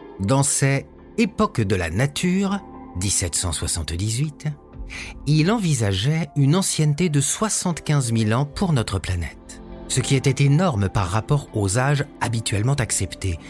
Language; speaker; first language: French; native; French